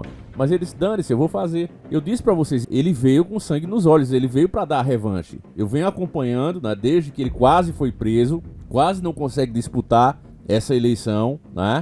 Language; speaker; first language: Portuguese; native; Portuguese